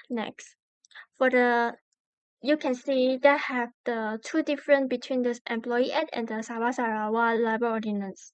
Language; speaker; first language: English; non-native, learner; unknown